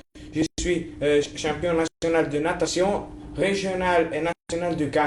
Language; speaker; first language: French; non-native, learner; Italian